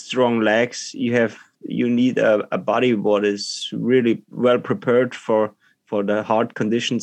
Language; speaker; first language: English; non-native, learner; German